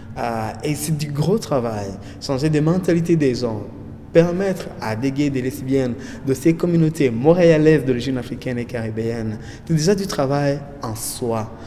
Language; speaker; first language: French; non-native, local second language; Kinyarwanda